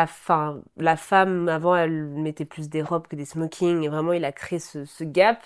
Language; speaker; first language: French; native; French